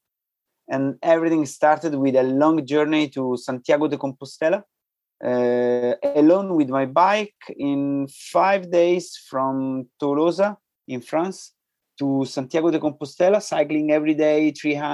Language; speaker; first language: English; non-native, fluent; Italian